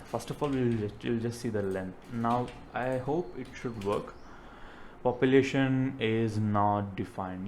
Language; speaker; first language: English; non-native, local second language; Telugu